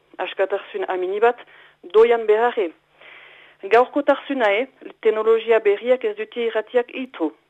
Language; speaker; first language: Basque; native; Basque